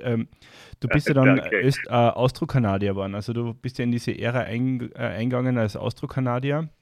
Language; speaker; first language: German; native; German